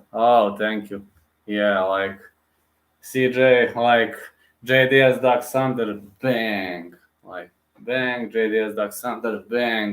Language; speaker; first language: English; non-native, fluent; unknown